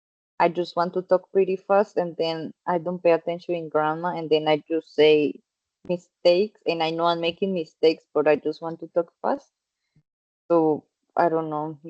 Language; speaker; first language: English; non-native, fluent; Spanish